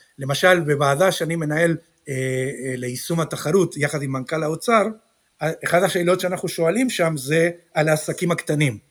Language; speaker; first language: Hebrew; non-native, fluent; Spanish